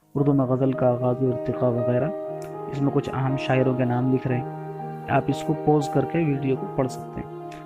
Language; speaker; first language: Urdu; native; Urdu